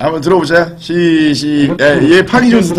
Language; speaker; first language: Korean; native; Korean